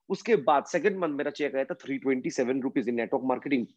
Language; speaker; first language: Hindi; non-native, local second language; Bangla